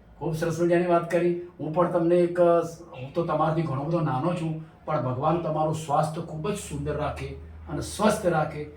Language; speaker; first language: Gujarati; native; Gujarati